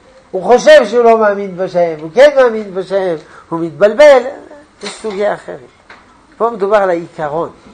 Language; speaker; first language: Hebrew; non-native, fluent; French